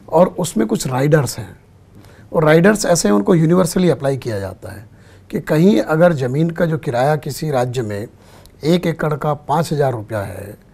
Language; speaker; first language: Hindi; native; Hindi